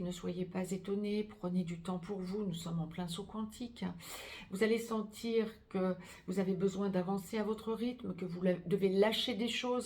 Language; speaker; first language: French; native; French